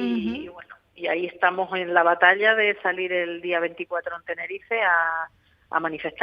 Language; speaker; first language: Spanish; native; Spanish